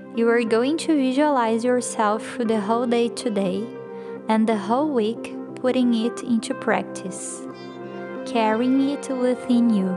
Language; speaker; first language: English; non-native, fluent; Portuguese